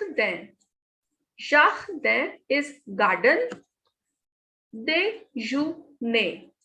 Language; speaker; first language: French; non-native, fluent; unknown